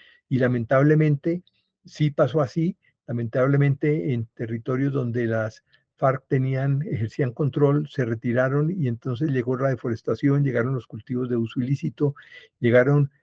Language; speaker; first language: Spanish; native; Spanish